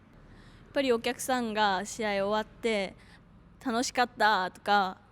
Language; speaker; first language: Japanese; native; Japanese